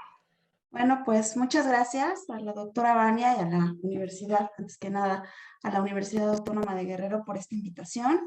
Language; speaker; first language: Spanish; native; Spanish